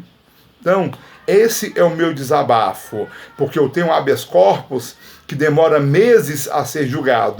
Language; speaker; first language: Portuguese; native; Portuguese